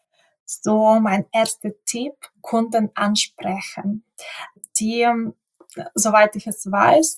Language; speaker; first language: German; non-native, fluent; Ukrainian